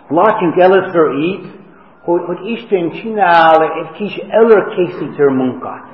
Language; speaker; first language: Hungarian; non-native, fluent; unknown